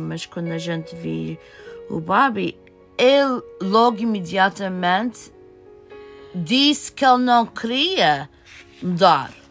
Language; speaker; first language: Portuguese; early bilingual, heritage; Portuguese